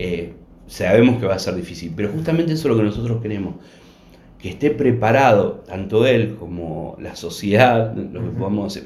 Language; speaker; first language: Spanish; native; Spanish